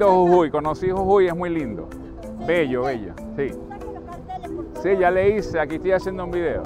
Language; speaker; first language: Spanish; native; Spanish